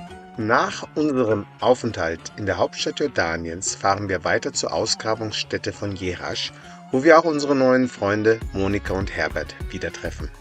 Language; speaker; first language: German; native; German